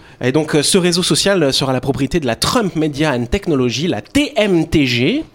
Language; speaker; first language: French; native; French